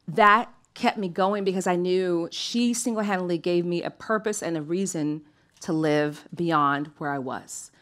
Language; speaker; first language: English; native; English